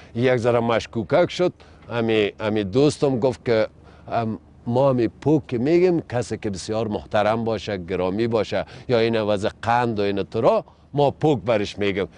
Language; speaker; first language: Persian; native; Persian